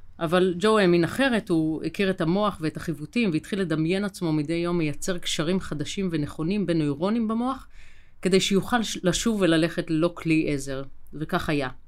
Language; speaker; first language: Hebrew; native; Hebrew